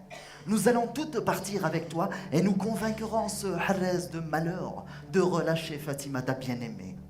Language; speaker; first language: French; non-native, local second language; Arabic